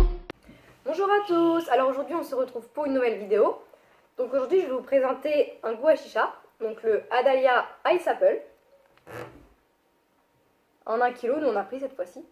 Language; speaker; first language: French; native; French